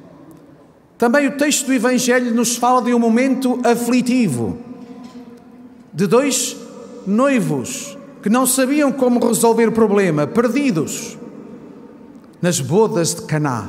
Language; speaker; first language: Portuguese; native; Portuguese